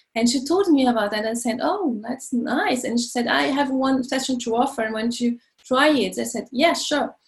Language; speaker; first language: English; non-native, learner; Portuguese